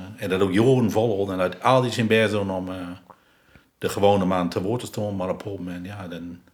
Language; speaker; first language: Dutch; native; Dutch